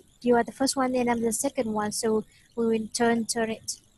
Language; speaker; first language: English; non-native, fluent; Vietnamese